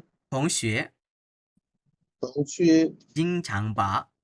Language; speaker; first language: Chinese; non-native, fluent; Bangla